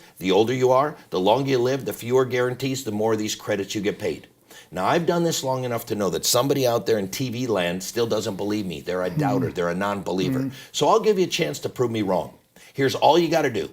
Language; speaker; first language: English; native; English